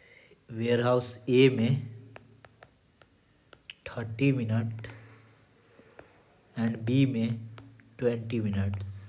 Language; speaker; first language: Hindi; native; Hindi